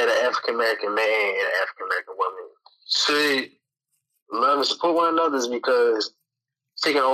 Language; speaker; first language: English; native; English